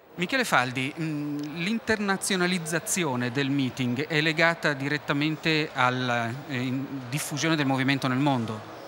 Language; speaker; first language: Italian; native; Italian